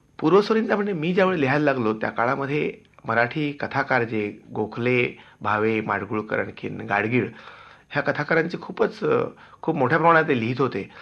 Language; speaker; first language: Marathi; native; Marathi